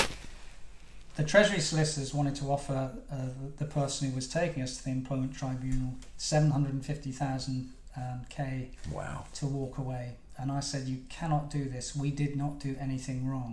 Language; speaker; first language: English; native; English